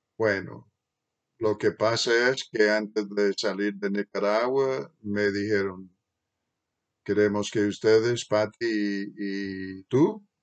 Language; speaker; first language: Spanish; non-native, fluent; English